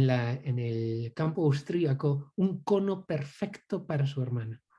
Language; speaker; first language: Spanish; native; Spanish